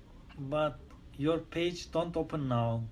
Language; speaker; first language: English; non-native, learner; Turkish